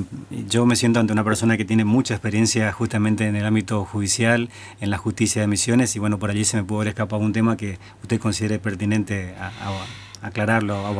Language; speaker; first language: Spanish; native; Spanish